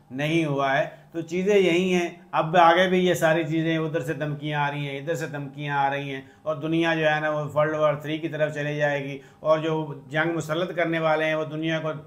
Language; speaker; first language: Urdu; non-native, local second language; Punjabi